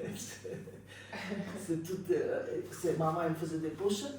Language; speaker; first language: French; non-native, learner; Armenian